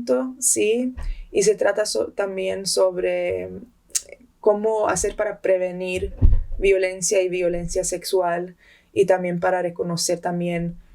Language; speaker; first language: Spanish; early bilingual, heritage; Spanish